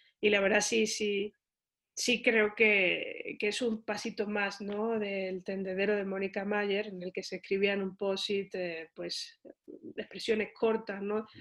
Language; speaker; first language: Spanish; native; Spanish